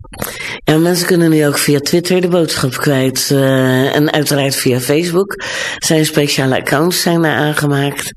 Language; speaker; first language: Dutch; native; Dutch